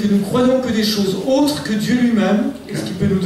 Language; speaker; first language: French; native; French